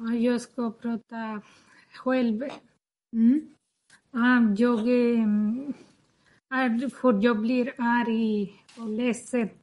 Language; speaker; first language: Swedish; non-native, learner; Spanish